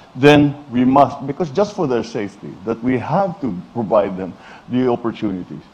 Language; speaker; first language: English; non-native, local second language; Filipino